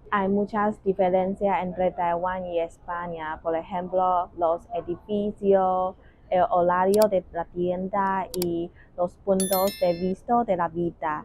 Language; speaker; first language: Spanish; non-native, learner; Chinese